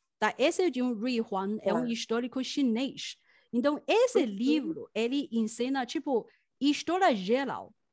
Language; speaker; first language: Portuguese; non-native, fluent; Chinese